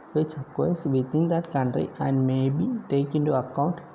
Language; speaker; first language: English; non-native, local second language; Malayalam